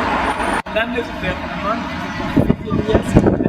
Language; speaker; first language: French; non-native, learner; Spanish